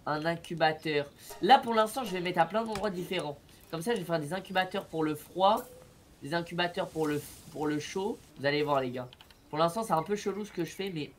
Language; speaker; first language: French; native; French